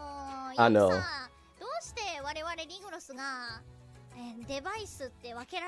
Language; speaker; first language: Japanese; native; Japanese